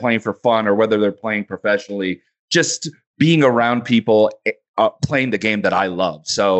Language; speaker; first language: English; native; English